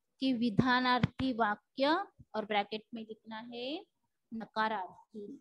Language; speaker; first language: Hindi; non-native, local second language; Marathi